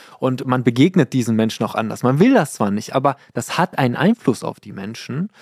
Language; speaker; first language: German; early bilingual, other home language; Persian